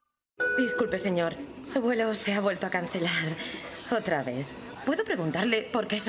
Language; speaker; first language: Spanish; native; Spanish